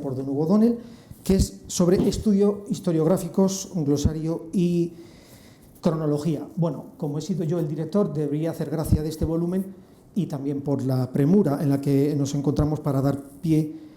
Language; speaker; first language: Spanish; native; Spanish